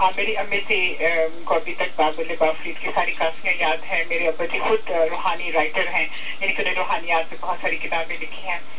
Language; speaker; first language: Urdu; native; Urdu